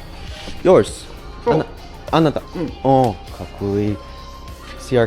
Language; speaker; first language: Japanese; non-native, learner; English